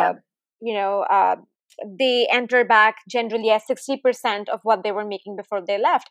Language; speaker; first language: English; non-native, local second language; Hindi